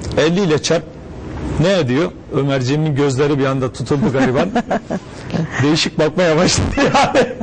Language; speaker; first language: Turkish; native; Turkish